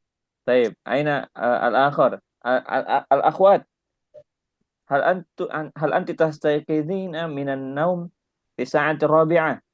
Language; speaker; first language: Arabic; non-native, fluent; Indonesian